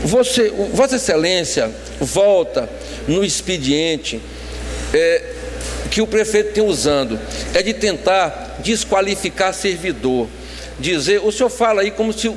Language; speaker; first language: Portuguese; native; Portuguese